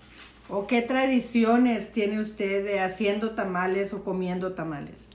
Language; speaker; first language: Spanish; early bilingual, heritage; Spanish